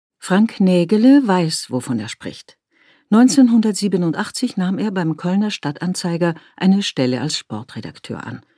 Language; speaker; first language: German; native; German